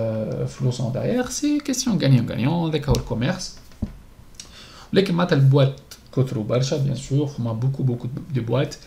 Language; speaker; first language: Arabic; native; Arabic